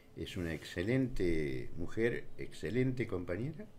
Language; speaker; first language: Spanish; native; Spanish